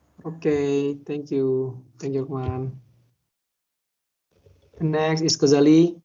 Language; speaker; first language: English; non-native, learner; Indonesian